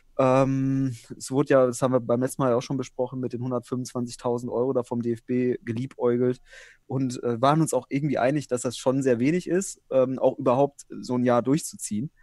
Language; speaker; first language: German; early bilingual, other home language; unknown